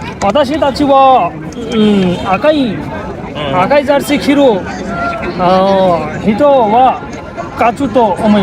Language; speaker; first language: Japanese; non-native, learner; Bangla